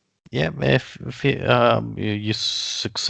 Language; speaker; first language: English; non-native, fluent; Persian